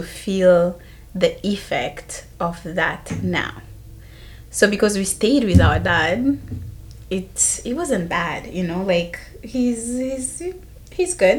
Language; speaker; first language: English; non-native, local second language; Kinyarwanda